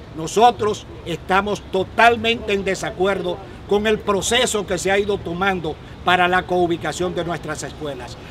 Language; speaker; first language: Spanish; native; Spanish